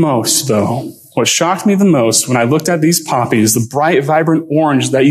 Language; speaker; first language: English; native; English